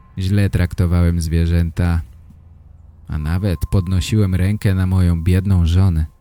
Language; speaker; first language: Polish; native; Polish